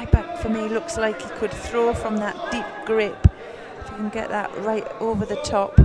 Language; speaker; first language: English; native; English